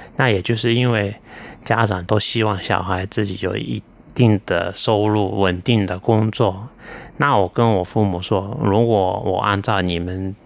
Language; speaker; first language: Chinese; non-native, fluent; Japanese